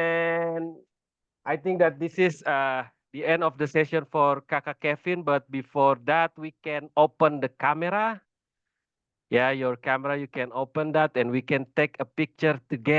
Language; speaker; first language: English; non-native, fluent; Indonesian